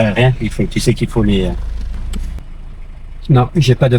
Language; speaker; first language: French; native; French